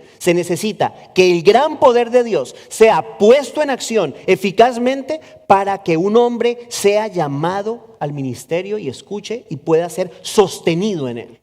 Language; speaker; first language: Spanish; native; Spanish